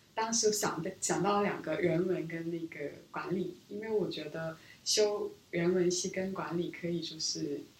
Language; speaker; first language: Chinese; early bilingual, other home language; Korean